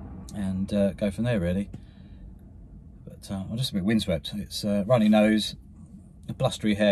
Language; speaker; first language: English; native; English